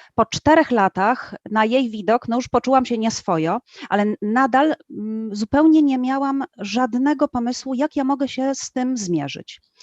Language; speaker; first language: Polish; native; Polish